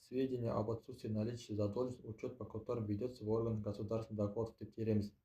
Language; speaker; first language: Russian; non-native, local second language; Kazakh